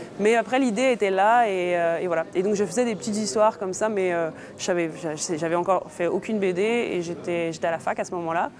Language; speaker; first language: French; native; French